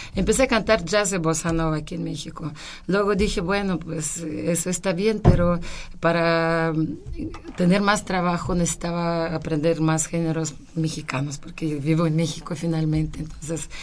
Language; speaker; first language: Spanish; non-native, fluent; Russian